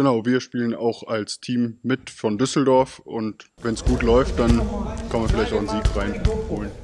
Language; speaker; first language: German; native; German